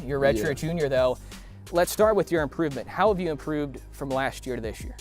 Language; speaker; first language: English; native; English